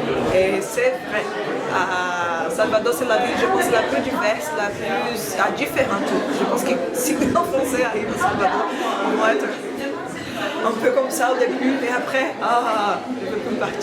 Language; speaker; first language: French; non-native, learner; Portuguese